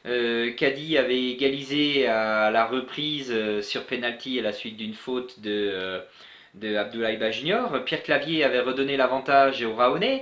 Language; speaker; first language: French; native; French